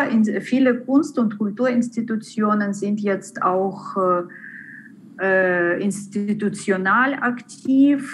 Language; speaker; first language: German; non-native, fluent; Ukrainian